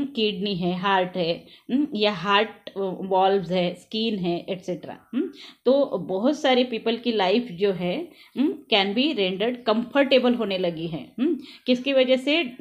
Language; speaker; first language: Hindi; non-native, local second language; Marathi